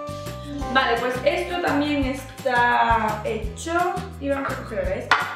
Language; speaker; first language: Spanish; native; Spanish